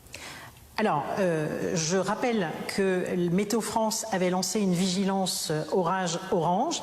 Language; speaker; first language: French; native; French